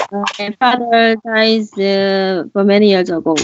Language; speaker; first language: English; non-native, learner; Korean